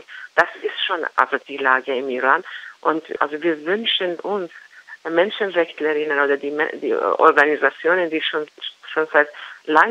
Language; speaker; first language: German; non-native, learner; Persian